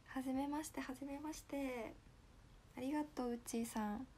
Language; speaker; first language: Japanese; native; Japanese